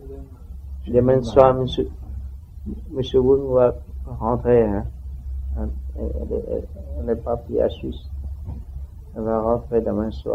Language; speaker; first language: French; non-native, learner; Vietnamese